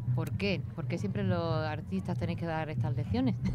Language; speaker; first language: Spanish; native; Spanish